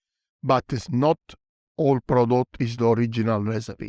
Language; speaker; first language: English; non-native, learner; Italian